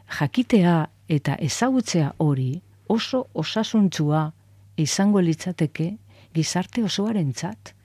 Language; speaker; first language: Basque; non-native, local second language; Spanish